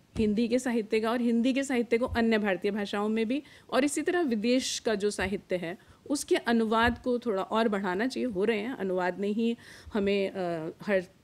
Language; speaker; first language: Hindi; native; Hindi